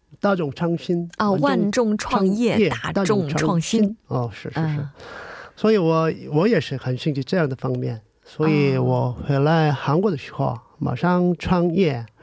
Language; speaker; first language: Chinese; non-native, learner; Korean